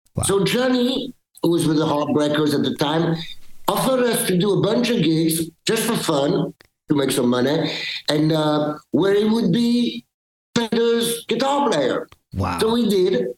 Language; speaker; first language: English; early bilingual, other home language; French